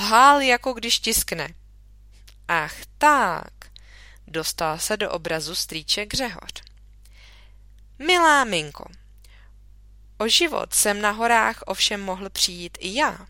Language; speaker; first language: Czech; native; Czech